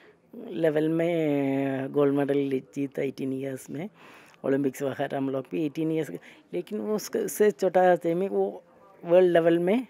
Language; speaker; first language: Hindi; non-native, local second language; Malayalam